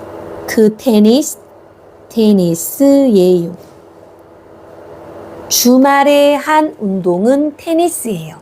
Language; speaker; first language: Korean; non-native, fluent; Thai